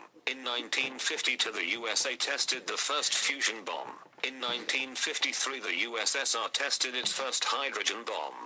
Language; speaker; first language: English; native; English